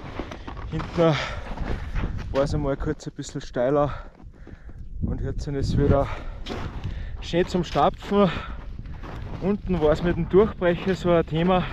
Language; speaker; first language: German; native; German